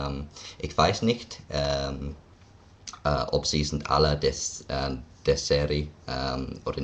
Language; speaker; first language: German; non-native, learner; English